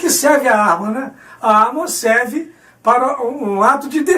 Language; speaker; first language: Portuguese; native; Portuguese